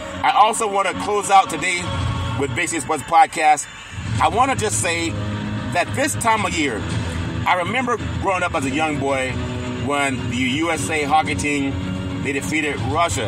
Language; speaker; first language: English; native; English